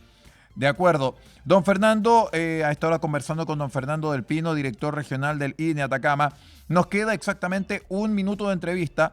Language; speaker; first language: Spanish; native; Spanish